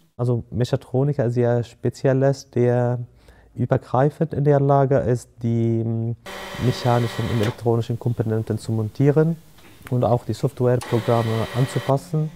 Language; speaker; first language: German; non-native, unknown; Arabic